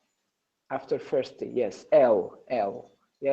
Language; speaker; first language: English; non-native, learner; Persian